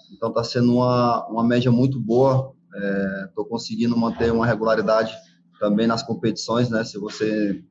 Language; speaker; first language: Portuguese; native; Portuguese